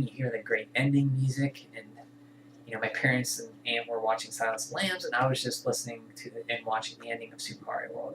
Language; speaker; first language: English; native; English